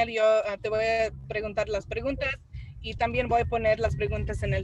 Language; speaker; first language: Spanish; early bilingual, heritage; Spanish